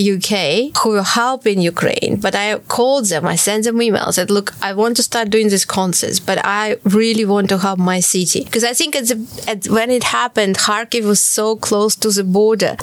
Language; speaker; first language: English; non-native, fluent; Ukrainian